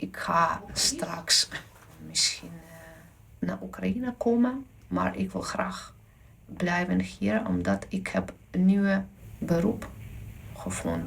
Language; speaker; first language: Dutch; non-native, learner; Ukrainian